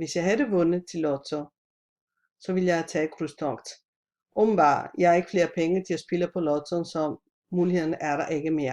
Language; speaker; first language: Danish; non-native, fluent; Italian